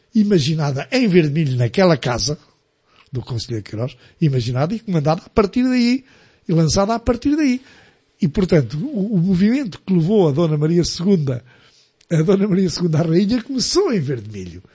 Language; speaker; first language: Portuguese; native; Portuguese